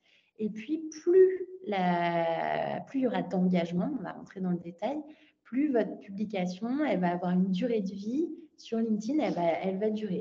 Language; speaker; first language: French; native; French